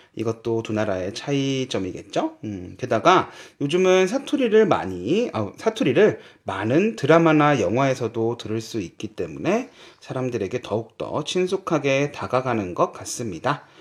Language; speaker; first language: Korean; native; Korean